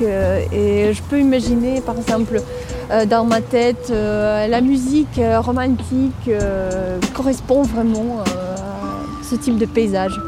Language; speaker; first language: French; non-native, fluent; Russian